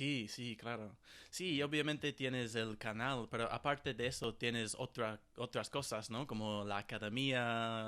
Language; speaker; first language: Spanish; non-native, fluent; English